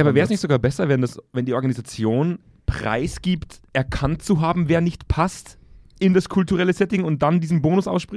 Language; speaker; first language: German; native; German